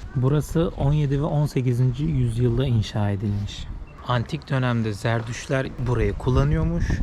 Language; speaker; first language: Turkish; native; Turkish